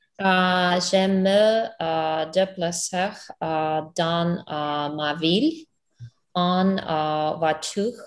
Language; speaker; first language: French; non-native, learner; English